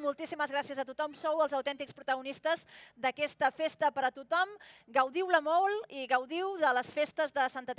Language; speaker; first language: Catalan; native; Catalan